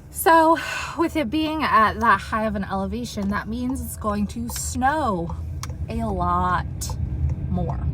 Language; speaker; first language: English; native; English